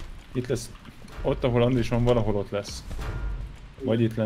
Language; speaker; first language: Hungarian; native; Hungarian